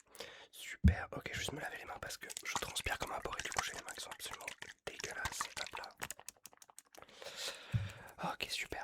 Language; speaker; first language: French; native; French